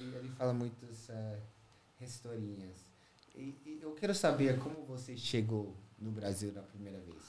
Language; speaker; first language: Portuguese; non-native, fluent; English